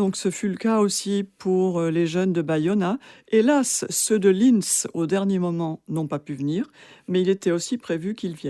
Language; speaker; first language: French; native; French